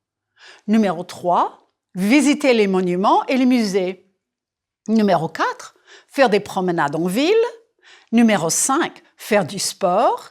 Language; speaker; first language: French; non-native, fluent; English